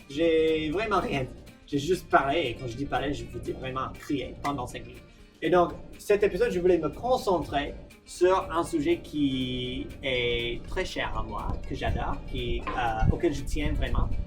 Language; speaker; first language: French; non-native, fluent; English